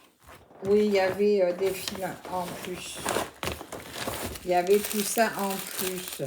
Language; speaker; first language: French; native; French